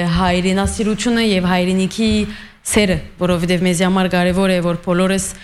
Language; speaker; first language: Armenian; early bilingual, heritage; Armenian